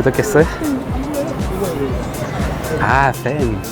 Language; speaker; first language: Korean; non-native, learner; French